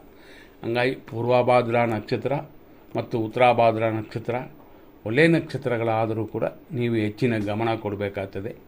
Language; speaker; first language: Kannada; native; Kannada